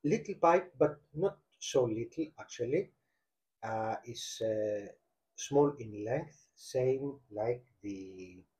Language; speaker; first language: English; non-native, fluent; Greek